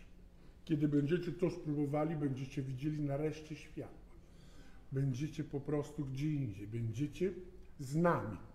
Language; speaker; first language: Polish; non-native, fluent; Italian